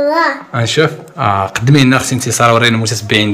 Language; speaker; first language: Arabic; native; Arabic